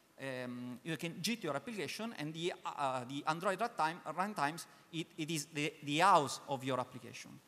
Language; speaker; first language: English; non-native, learner; Italian